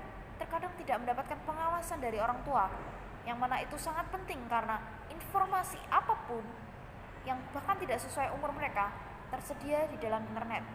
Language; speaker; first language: Indonesian; native; Indonesian